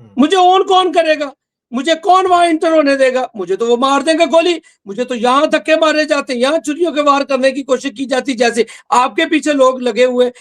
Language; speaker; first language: Urdu; non-native, local second language; Punjabi